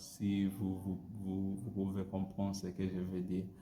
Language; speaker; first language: French; non-native, learner; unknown